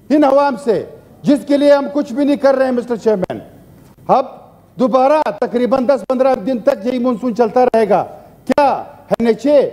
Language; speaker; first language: Urdu; non-native, local second language; Pashto